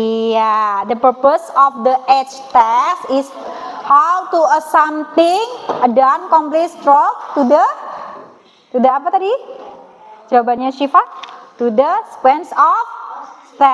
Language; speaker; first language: English; non-native, learner; Indonesian